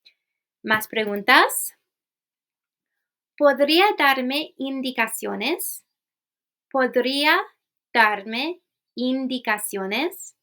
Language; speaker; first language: Spanish; non-native, fluent; English